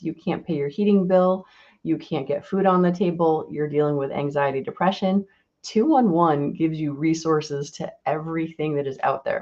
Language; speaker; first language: English; native; English